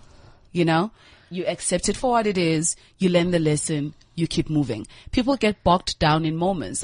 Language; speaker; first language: English; non-native, local second language; Zulu